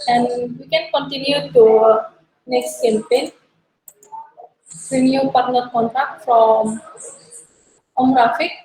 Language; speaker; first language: English; non-native, learner; Indonesian